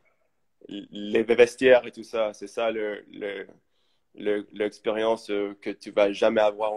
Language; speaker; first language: French; early bilingual, heritage; English